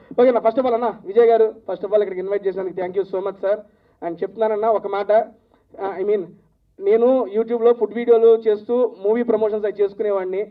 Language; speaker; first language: Telugu; native; Telugu